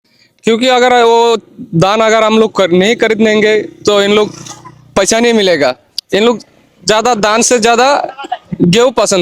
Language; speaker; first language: Hindi; non-native, learner; Bangla